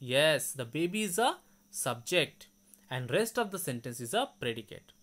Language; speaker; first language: English; non-native, local second language; Bangla